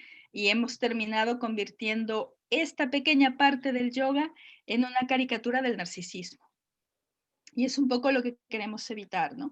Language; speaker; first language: Spanish; native; Spanish